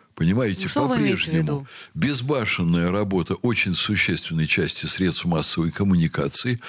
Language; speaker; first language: Russian; native; Russian